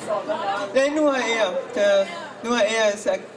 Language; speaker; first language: German; non-native, fluent; Spanish